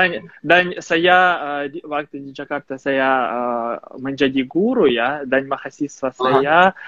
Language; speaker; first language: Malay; non-native, fluent; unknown